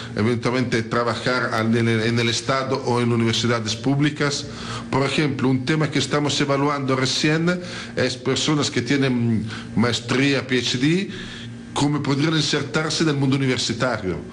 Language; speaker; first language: Spanish; non-native, fluent; Italian